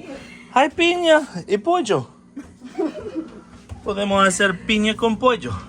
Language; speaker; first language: Spanish; non-native, learner; English